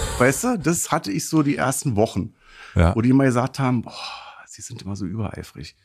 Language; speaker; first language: German; native; German